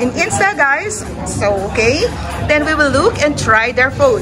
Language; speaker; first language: English; non-native, local second language; Filipino